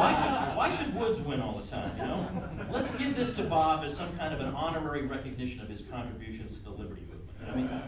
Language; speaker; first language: English; native; English